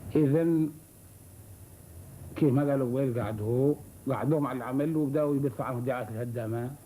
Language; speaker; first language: Arabic; native; Arabic